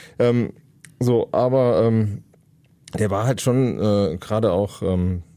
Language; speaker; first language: German; native; German